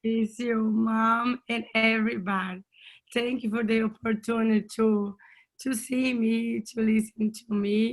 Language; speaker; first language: English; non-native, learner; Portuguese